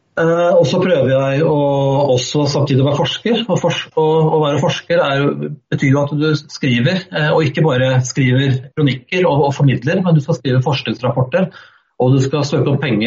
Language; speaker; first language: Norwegian; native; Norwegian